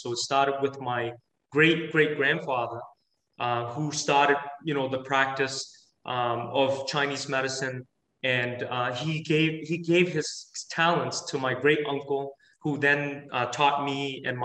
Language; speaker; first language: English; native; English